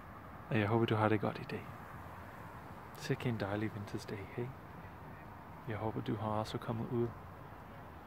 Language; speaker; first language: Danish; non-native, learner; English